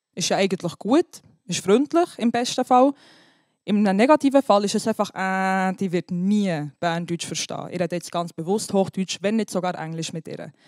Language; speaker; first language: German; non-native, local second language; Albanian